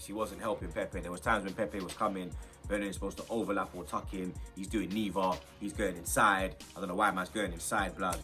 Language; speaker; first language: English; native; English